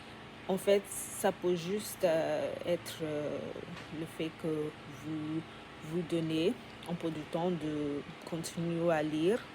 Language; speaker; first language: French; non-native, learner; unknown